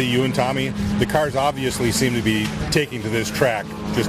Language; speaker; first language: English; native; English